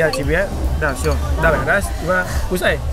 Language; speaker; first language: Russian; non-native, learner; Indonesian